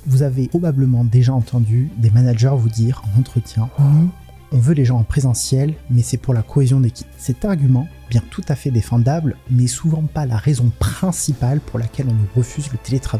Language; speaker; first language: French; native; French